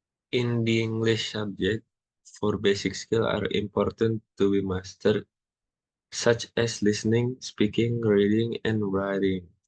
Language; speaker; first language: English; non-native, learner; Indonesian